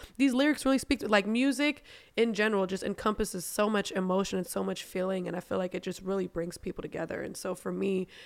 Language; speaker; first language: English; non-native, fluent; German